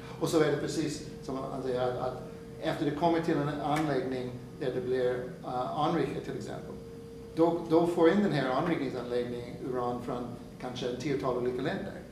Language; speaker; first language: Swedish; non-native, fluent; English